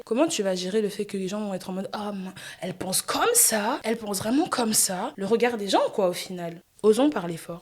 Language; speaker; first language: French; native; French